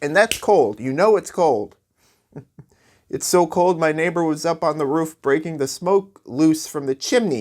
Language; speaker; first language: English; native; English